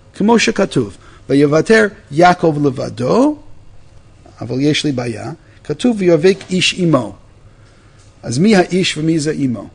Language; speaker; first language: Hebrew; non-native, fluent; English